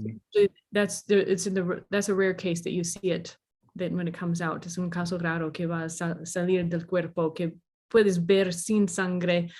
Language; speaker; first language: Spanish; non-native, learner; English